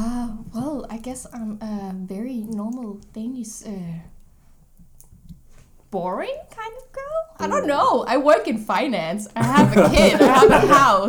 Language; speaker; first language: English; non-native, fluent; Danish